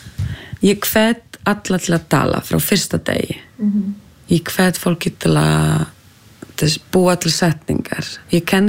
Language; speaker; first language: Icelandic; non-native, fluent; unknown